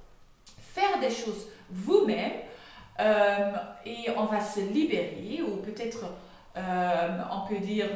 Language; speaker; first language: French; non-native, fluent; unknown